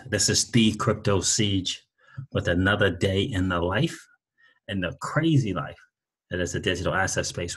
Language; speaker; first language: English; native; English